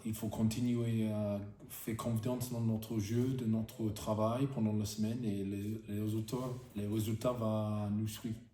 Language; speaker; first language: French; non-native, fluent; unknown